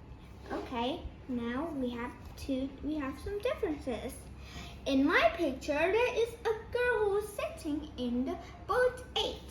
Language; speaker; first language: English; non-native, fluent; Vietnamese